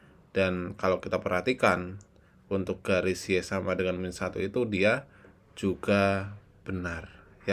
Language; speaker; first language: Indonesian; native; Indonesian